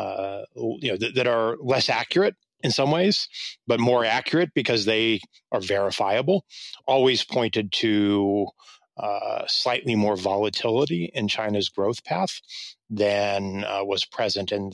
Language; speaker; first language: English; native; English